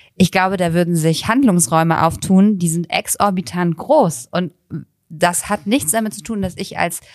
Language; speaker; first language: German; native; German